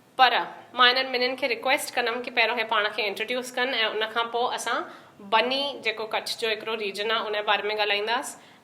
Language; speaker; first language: Sindhi; early bilingual, heritage; Sindhi